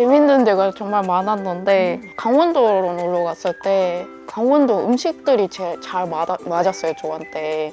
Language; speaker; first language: Korean; non-native, fluent; Japanese